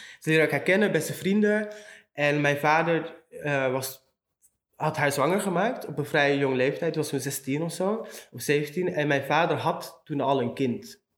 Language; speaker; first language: Dutch; early bilingual, other home language; Romany